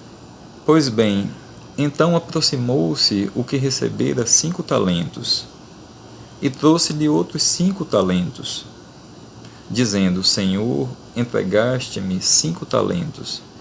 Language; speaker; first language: Portuguese; native; Portuguese